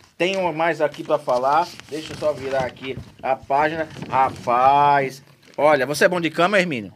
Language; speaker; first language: Portuguese; native; Portuguese